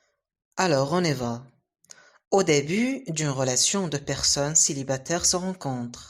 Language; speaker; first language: French; non-native, local second language; Arabic